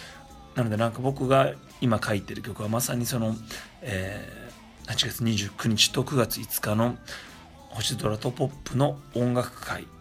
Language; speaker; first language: Japanese; native; Japanese